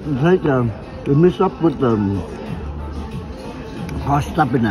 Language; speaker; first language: English; non-native, learner; Vietnamese